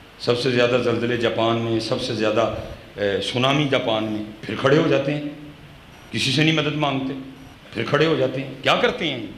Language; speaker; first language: Urdu; non-native, local second language; Punjabi